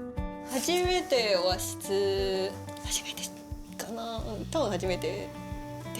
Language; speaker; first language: Japanese; non-native, learner; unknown